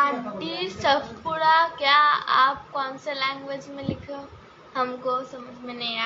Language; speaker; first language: Hindi; non-native, local second language; Bangla